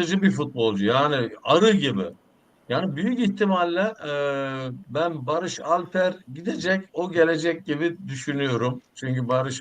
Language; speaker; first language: Turkish; native; Turkish